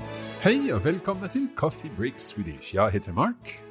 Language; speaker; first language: Swedish; non-native, learner; English